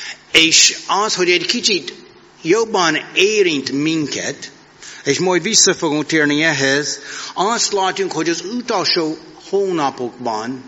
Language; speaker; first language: Hungarian; non-native, fluent; English